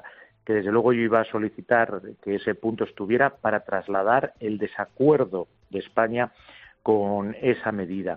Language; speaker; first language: Spanish; native; Spanish